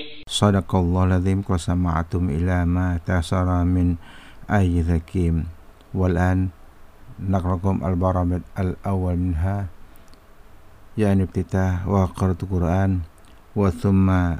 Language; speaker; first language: Arabic; non-native, learner; Indonesian